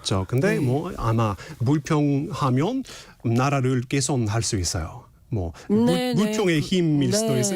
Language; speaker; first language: Korean; non-native, fluent; English